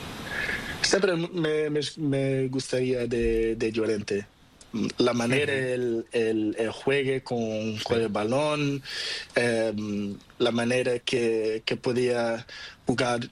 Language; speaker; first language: Spanish; non-native, learner; Portuguese